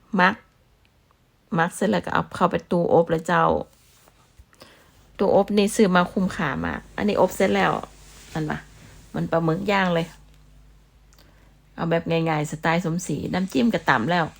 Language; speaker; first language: Thai; non-native, local second language; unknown